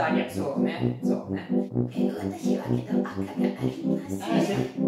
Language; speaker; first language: Japanese; non-native, learner; Italian